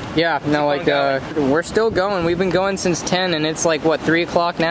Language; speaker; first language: English; native; English